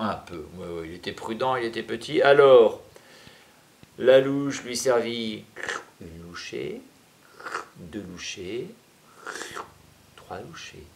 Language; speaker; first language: French; native; French